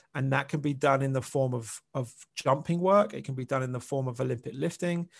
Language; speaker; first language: English; native; English